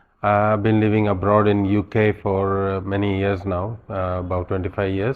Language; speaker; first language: English; non-native, local second language; Malayalam